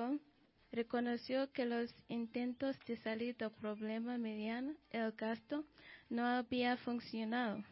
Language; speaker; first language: Spanish; non-native, learner; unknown